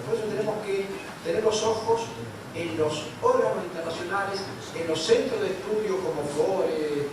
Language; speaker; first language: Spanish; native; Spanish